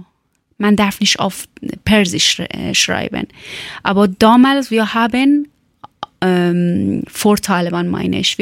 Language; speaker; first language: German; non-native, learner; Persian